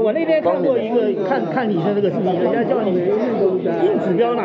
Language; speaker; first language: Chinese; native; Chinese